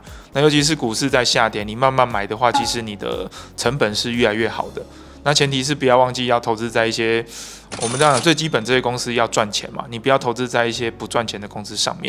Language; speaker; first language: Chinese; native; Chinese